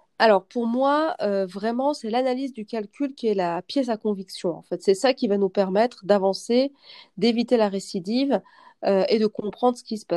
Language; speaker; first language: French; native; French